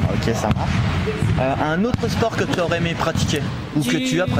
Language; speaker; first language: French; native; French